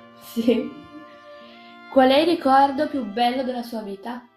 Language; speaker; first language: Italian; native; Italian